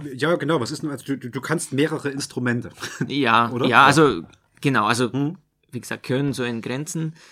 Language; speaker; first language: German; non-native, fluent; Russian